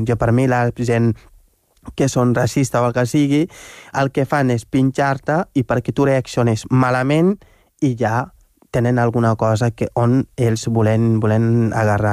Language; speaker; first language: Catalan; non-native, fluent; Wolof